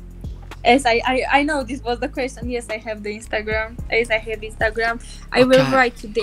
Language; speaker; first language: English; non-native, learner; Romanian